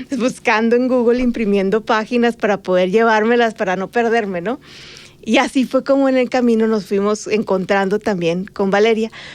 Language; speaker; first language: Spanish; native; Spanish